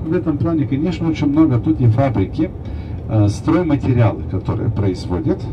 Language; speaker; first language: Russian; non-native, fluent; Turkish